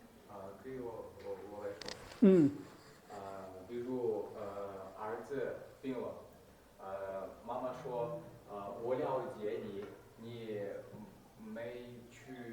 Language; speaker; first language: Chinese; non-native, learner; Kyrgyz